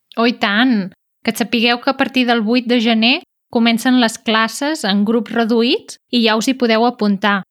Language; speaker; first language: Catalan; native; Catalan